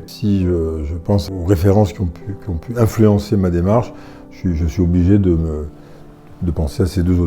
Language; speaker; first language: French; native; French